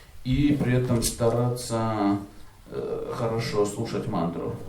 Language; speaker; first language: Russian; native; Russian